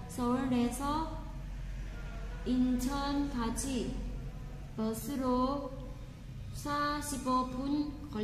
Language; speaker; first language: Korean; non-native, fluent; Vietnamese